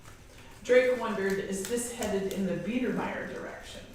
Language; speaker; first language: English; native; English